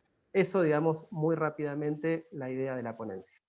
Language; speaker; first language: Spanish; native; Spanish